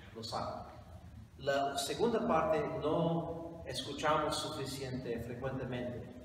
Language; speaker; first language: Spanish; non-native, fluent; English